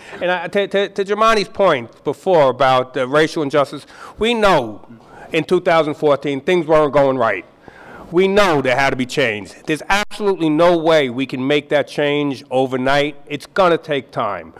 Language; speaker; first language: English; native; English